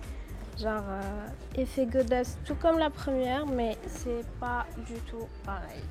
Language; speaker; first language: French; non-native, local second language; Arabic